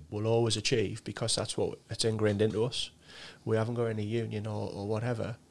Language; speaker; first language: English; native; English